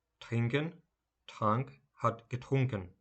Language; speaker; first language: German; non-native, fluent; Ukrainian